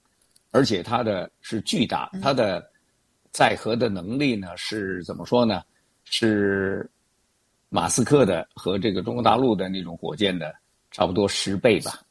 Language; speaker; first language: Chinese; native; Chinese